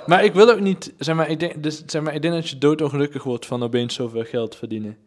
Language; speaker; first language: Dutch; native; Dutch